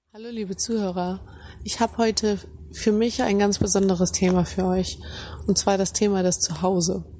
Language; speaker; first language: German; native; German